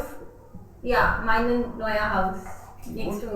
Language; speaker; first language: German; non-native, learner; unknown